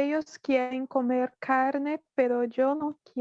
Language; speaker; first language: Spanish; non-native, learner; Portuguese